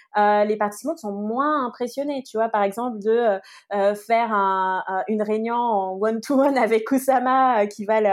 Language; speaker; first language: French; native; French